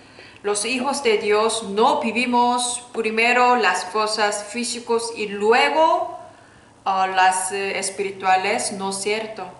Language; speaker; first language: Spanish; non-native, learner; Korean